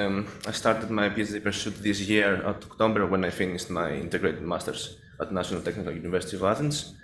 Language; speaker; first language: English; non-native, fluent; Greek